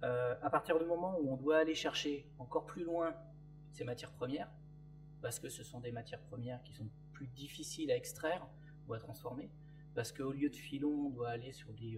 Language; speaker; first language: French; native; French